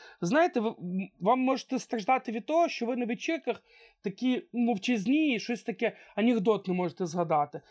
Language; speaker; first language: Ukrainian; non-native, local second language; Russian